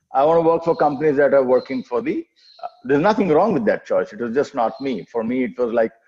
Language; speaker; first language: English; non-native, local second language; Telugu